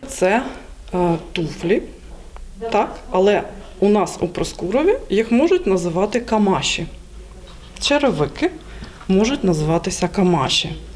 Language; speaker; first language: Ukrainian; native; Ukrainian